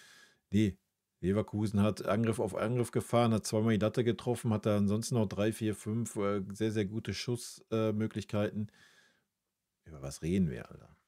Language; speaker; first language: German; native; German